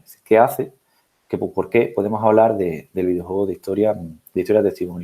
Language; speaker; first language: Spanish; native; Spanish